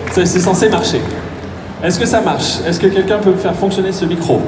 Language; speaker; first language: French; native; French